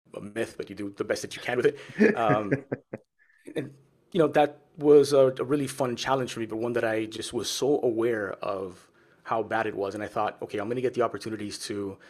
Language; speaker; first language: English; early bilingual, other home language; Spanish